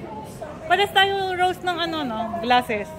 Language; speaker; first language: Filipino; native; Filipino